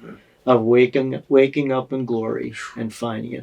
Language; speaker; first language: English; native; English